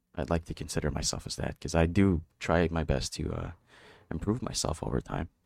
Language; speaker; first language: English; non-native, local second language; Filipino